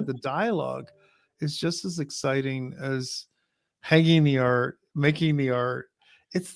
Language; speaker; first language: English; native; English